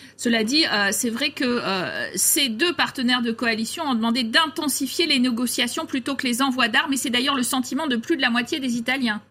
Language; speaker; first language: French; native; French